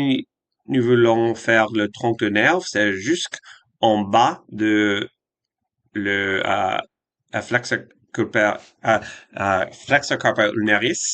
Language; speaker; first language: French; non-native, fluent; English